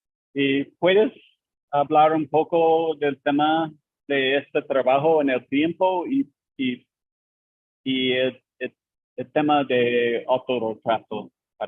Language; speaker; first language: Spanish; non-native, learner; English